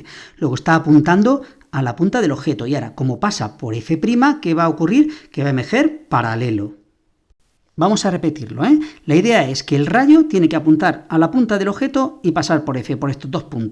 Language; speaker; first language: Spanish; native; Spanish